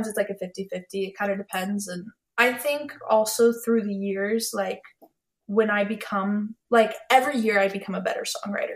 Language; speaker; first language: English; native; English